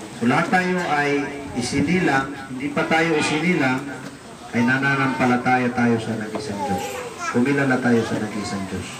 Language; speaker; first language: Filipino; non-native, local second language; Maguindanaon